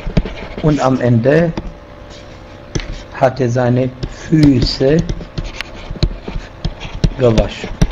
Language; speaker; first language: German; non-native, fluent; Arabic